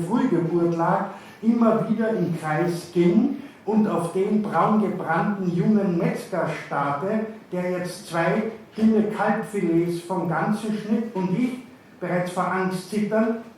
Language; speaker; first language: German; native; German